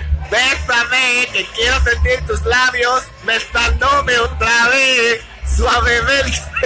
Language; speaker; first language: Spanish; native; Spanish